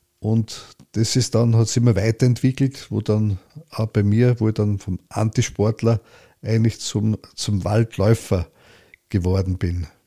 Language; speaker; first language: German; native; German